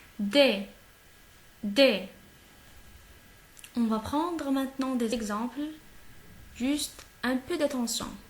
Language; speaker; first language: French; non-native, local second language; Arabic